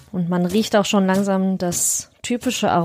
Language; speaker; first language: German; native; German